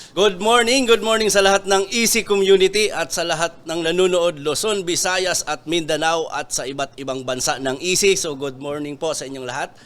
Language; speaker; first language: Filipino; non-native, local second language; Masbatenyo